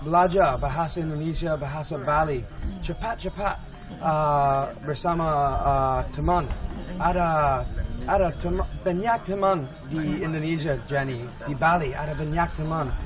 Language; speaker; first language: Indonesian; non-native, learner; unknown